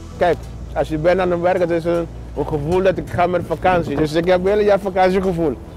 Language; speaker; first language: Dutch; non-native, local second language; Papiamento